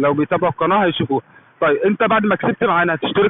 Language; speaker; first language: Arabic; native; Arabic